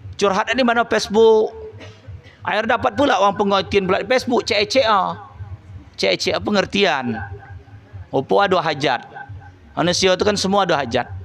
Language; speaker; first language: Malay; native; Malay